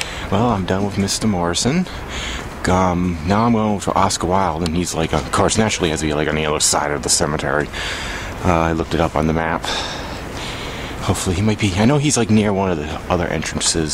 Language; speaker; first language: English; native; English